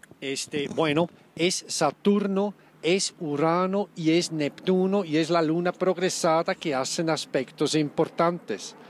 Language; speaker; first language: Spanish; non-native, fluent; German